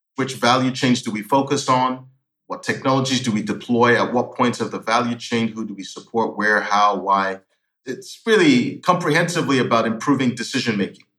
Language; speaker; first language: English; non-native, local second language; Yoruba